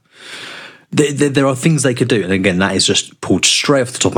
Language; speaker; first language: English; native; English